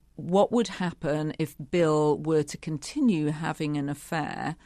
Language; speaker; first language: English; native; English